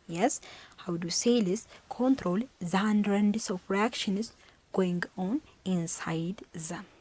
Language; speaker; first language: English; non-native, local second language; Amharic